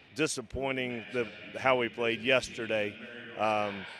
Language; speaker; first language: English; native; English